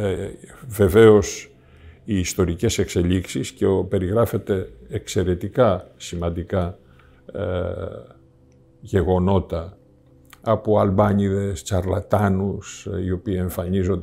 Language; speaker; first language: Greek; native; Greek